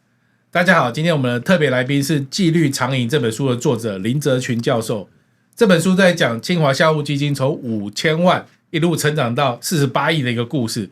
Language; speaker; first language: Chinese; native; Chinese